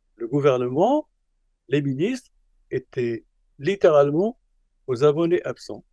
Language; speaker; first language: French; non-native, local second language; Arabic